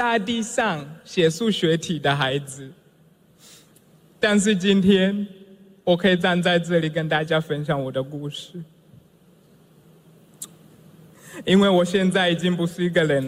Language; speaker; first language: Chinese; non-native, fluent; Swahili